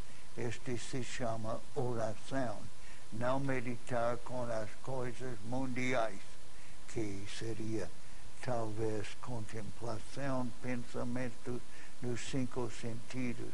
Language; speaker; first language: Portuguese; non-native, fluent; English